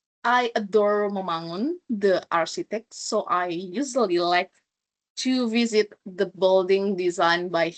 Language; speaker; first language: English; non-native, learner; Indonesian